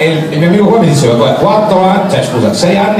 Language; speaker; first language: Italian; native; Italian